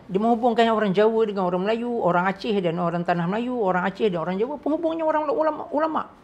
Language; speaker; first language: Malay; native; Malay